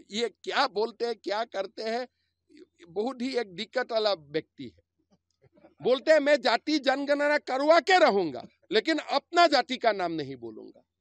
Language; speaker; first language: Hindi; non-native, local second language; Assamese